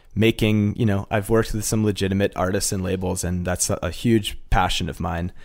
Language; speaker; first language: English; native; English